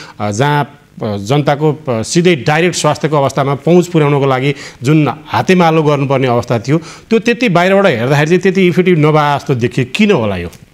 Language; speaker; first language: Nepali; native; Nepali